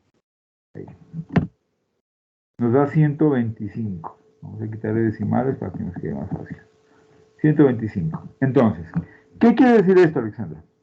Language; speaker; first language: Spanish; native; Spanish